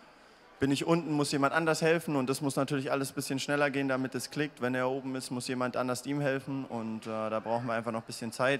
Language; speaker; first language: German; native; German